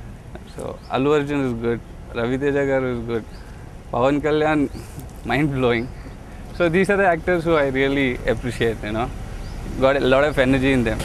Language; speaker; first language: English; non-native, local second language; Telugu